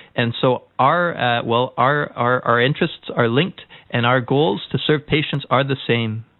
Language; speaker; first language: English; native; English